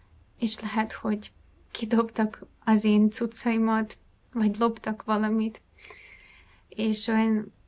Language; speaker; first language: Hungarian; non-native, fluent; Ukrainian